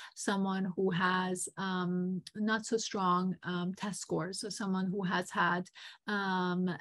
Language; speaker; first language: English; non-native, fluent; Serbian